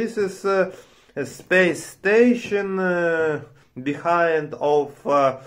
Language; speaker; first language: English; non-native, learner; Romanian